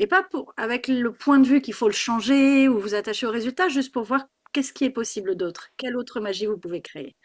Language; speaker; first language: French; native; French